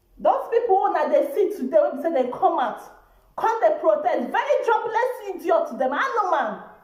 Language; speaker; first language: Nigerian Pidgin; non-native, local second language; Igbo